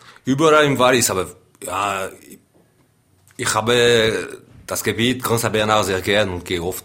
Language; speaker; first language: German; non-native, local second language; French